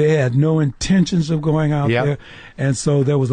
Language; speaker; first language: English; native; English